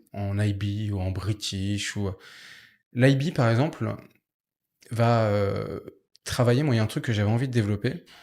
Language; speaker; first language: French; native; French